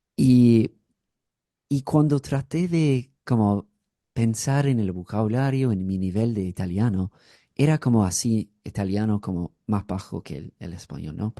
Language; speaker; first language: Spanish; non-native, fluent; English